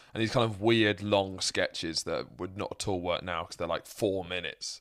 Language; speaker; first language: English; native; English